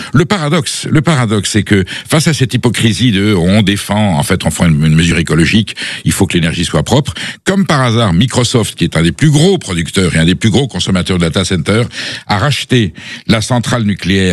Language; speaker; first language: French; native; French